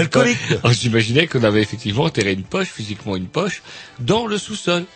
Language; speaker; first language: French; native; French